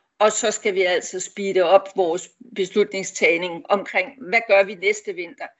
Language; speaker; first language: Danish; native; Danish